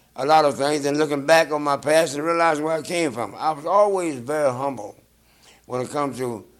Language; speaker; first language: English; native; English